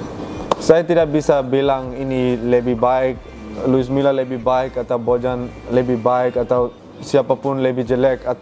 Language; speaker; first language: Indonesian; non-native, fluent; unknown